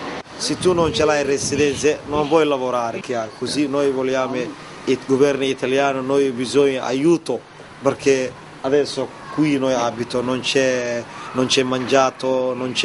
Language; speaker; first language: Italian; non-native, learner; Somali